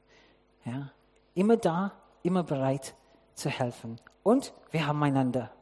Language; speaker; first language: German; non-native, fluent; English